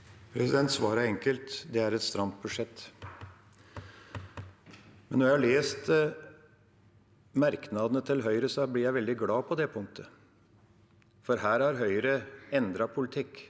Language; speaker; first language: Norwegian; native; Norwegian